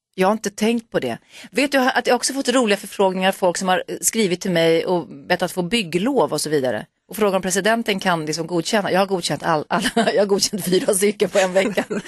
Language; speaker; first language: Swedish; native; Swedish